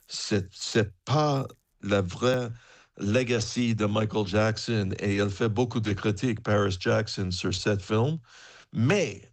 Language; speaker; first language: French; non-native, fluent; English